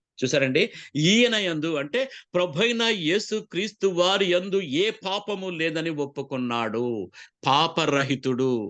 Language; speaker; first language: Telugu; non-native, local second language; Koya